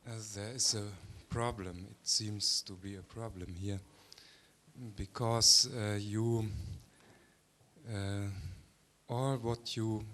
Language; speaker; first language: English; non-native, learner; German